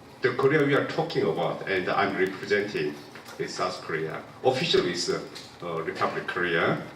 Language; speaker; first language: English; non-native, local second language; Korean